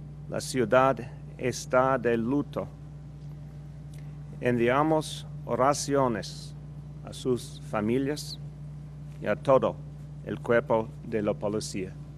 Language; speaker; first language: Spanish; non-native, fluent; English